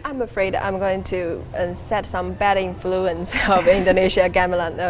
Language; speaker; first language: English; non-native, learner; Chinese